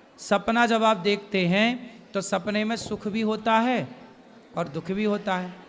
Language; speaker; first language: Hindi; native; Hindi